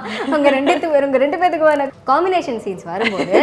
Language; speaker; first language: Tamil; native; Tamil